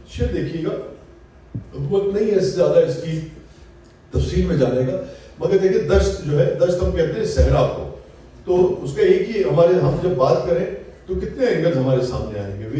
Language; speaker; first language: Urdu; non-native, local second language; Punjabi